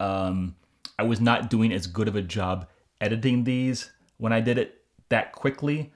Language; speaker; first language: English; native; English